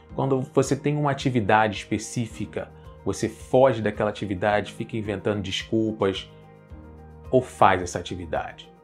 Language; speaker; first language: Portuguese; native; Portuguese